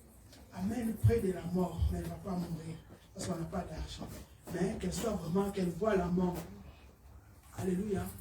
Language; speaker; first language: French; non-native, local second language; Lingala